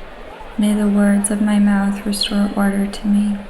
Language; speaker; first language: English; native; English